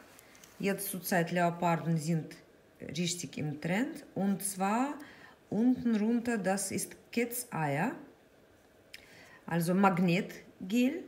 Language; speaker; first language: German; non-native, fluent; Russian